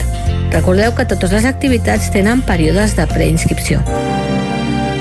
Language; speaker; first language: Catalan; native; Catalan